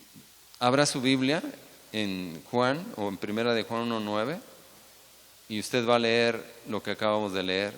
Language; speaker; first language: Spanish; native; Spanish